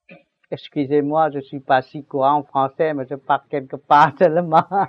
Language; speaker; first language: French; non-native, learner; Vietnamese